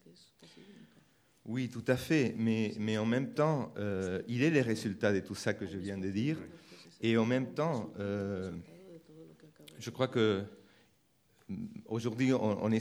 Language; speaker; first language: French; non-native, fluent; Spanish